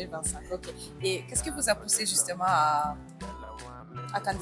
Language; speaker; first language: French; native; French